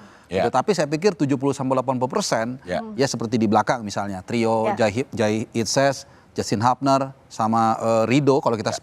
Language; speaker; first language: Indonesian; native; Indonesian